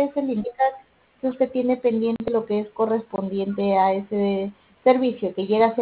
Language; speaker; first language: Spanish; native; Spanish